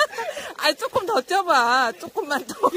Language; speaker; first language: Korean; native; Korean